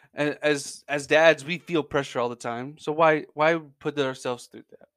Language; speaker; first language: English; native; English